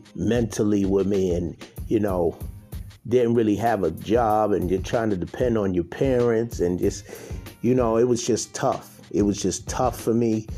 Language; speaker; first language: English; native; English